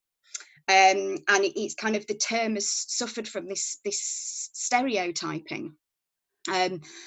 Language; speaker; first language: English; native; English